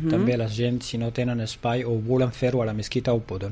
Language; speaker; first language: Catalan; non-native, fluent; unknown